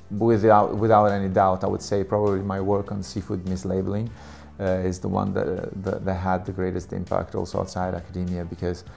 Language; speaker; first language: English; non-native, fluent; Italian